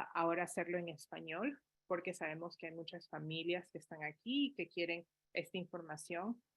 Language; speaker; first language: Spanish; early bilingual, heritage; Spanish